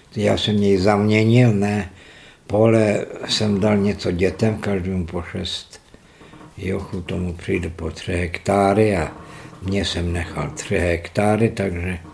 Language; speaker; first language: Czech; early bilingual, heritage; Serbian